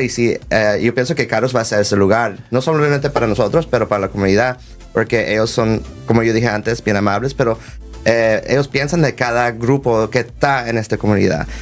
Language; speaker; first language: Spanish; early bilingual, heritage; Spanish